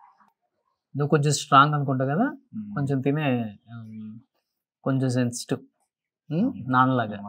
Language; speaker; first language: Telugu; native; Telugu